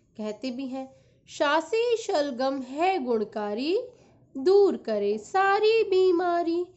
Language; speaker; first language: Hindi; native; Hindi